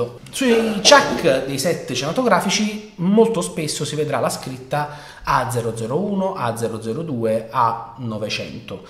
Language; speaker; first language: Italian; native; Italian